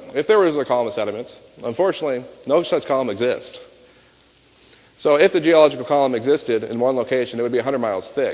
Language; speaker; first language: English; native; English